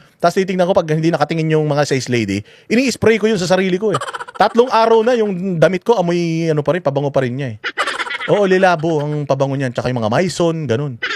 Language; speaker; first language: Filipino; native; Filipino